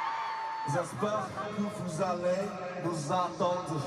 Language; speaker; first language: French; non-native, learner; Korean